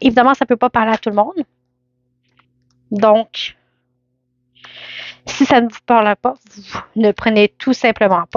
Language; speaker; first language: French; native; French